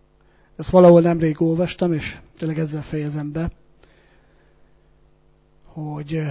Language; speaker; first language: Hungarian; native; Hungarian